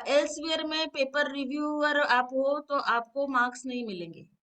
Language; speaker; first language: Hindi; non-native, local second language; Marathi